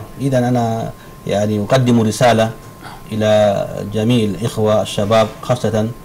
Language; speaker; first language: Arabic; non-native, fluent; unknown